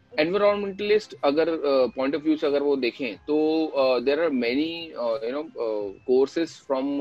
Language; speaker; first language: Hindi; non-native, local second language; Marathi